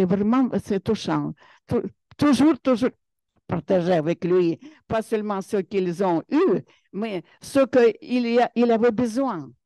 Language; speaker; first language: French; non-native, fluent; Russian